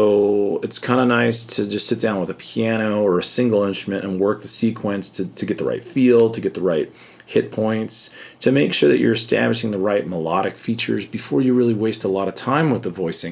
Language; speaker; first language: English; native; English